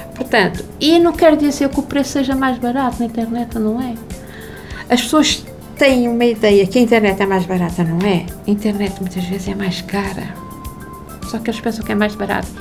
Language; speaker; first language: Portuguese; native; Portuguese